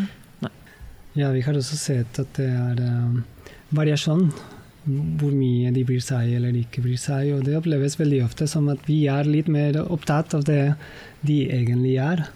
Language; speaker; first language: Norwegian; non-native, fluent; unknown